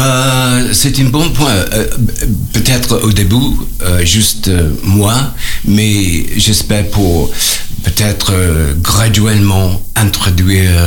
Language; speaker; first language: French; non-native, learner; English